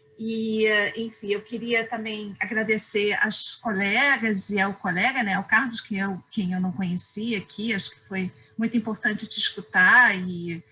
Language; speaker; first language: Portuguese; native; Portuguese